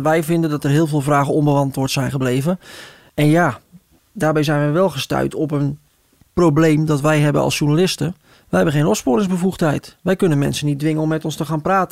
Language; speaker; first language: Dutch; native; Dutch